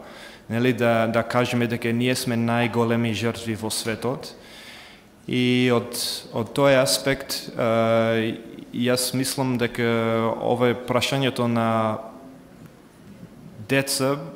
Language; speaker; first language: Macedonian; non-native, fluent; English